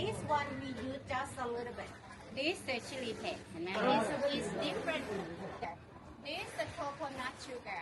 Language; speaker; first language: English; non-native, learner; Thai